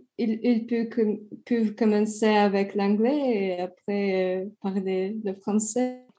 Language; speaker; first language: French; non-native, learner; Russian